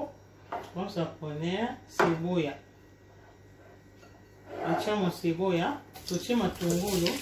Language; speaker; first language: Spanish; non-native, learner; Lingala